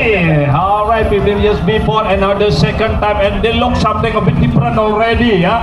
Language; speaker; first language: English; non-native, learner; Indonesian